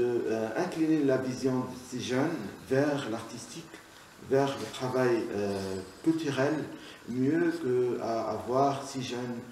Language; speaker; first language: French; non-native, local second language; Arabic